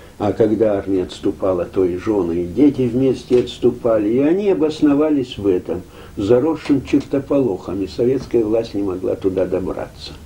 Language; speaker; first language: Russian; early bilingual, heritage; Russian